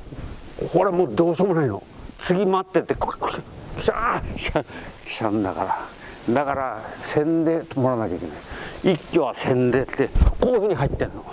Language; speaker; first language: Japanese; native; Japanese